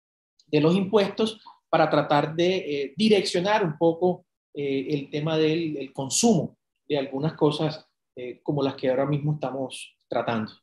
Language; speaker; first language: Spanish; native; Spanish